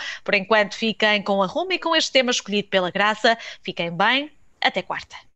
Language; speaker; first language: Portuguese; native; Portuguese